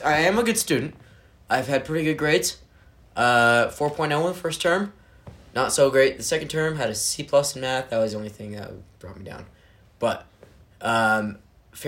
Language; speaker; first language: English; native; English